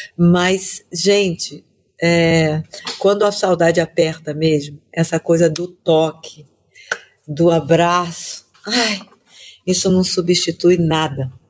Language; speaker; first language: Portuguese; native; Portuguese